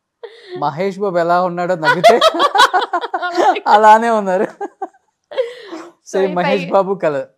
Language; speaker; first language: Telugu; native; Telugu